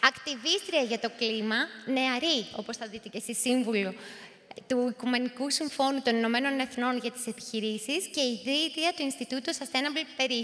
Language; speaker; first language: Greek; native; Greek